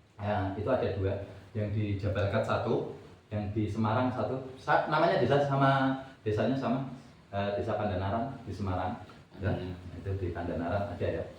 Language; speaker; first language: Indonesian; non-native, local second language; Javanese